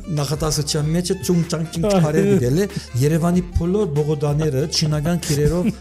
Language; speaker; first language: Armenian; early bilingual, heritage; Armenian